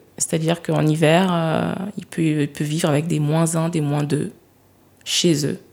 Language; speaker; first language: French; early bilingual, other home language; Lingala